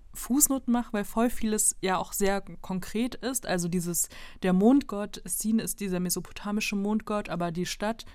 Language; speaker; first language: German; native; German